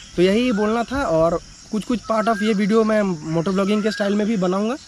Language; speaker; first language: Hindi; non-native, local second language; Bangla